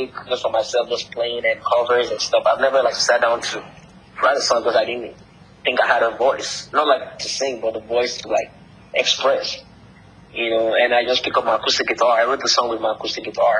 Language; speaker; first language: English; non-native, local second language; Yoruba